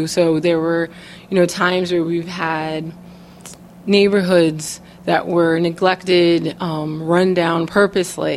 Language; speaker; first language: English; native; English